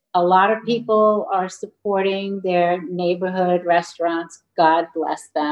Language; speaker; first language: English; native; English